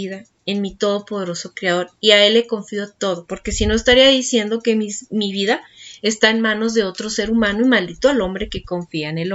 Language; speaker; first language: Spanish; native; Spanish